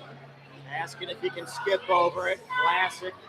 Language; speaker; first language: English; native; English